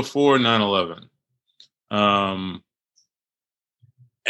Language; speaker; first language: English; native; English